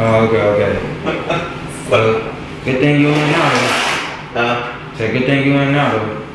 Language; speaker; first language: English; native; English